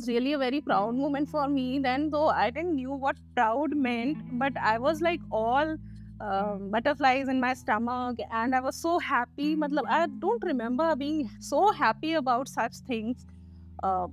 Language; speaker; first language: English; non-native, local second language; Hindi